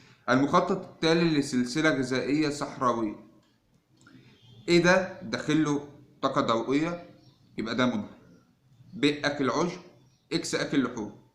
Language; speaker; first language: Arabic; native; Arabic